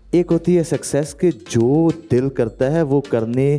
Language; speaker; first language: Hindi; native; Hindi